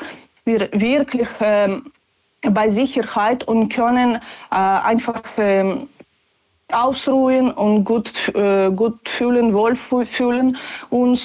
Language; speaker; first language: German; non-native, learner; Ukrainian